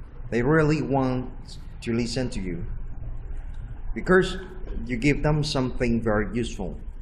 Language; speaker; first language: English; non-native, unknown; Vietnamese